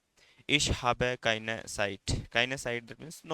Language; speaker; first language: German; non-native, fluent; Hindi